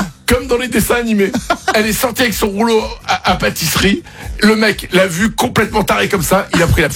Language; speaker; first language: French; native; French